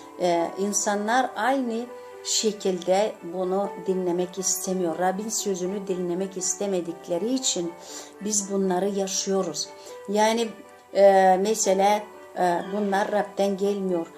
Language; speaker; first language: Turkish; non-native, fluent; Gagauz